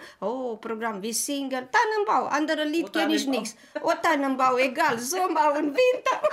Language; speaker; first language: German; non-native, learner; Romanian